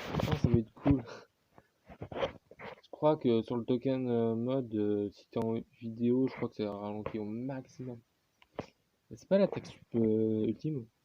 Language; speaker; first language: French; native; French